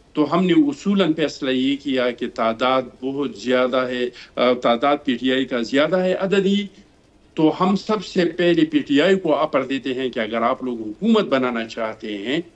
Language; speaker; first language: Urdu; non-native, local second language; Pashto